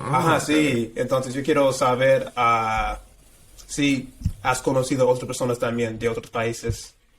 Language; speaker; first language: Spanish; non-native, fluent; English